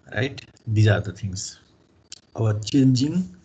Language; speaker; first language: English; non-native, local second language; Nepali